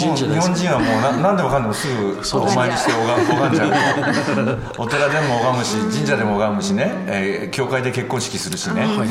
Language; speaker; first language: Japanese; native; Japanese